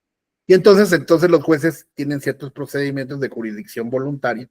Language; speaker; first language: Spanish; native; Spanish